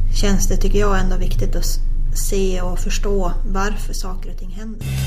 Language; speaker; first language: Swedish; native; Swedish